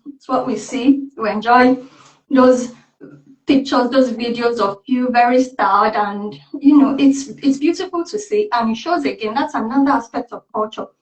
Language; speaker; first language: English; non-native, local second language; Yoruba